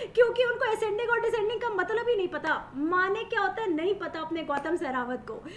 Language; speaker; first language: Hindi; native; Hindi